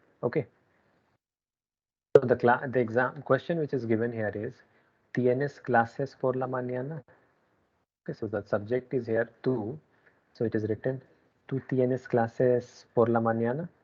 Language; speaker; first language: Spanish; non-native, learner; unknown